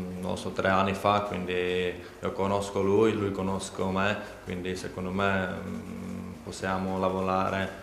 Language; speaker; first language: Italian; non-native, learner; Czech